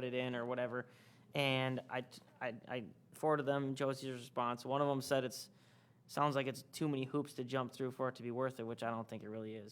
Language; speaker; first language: English; native; English